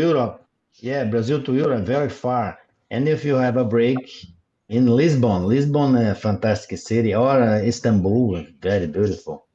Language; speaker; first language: English; non-native, learner; Portuguese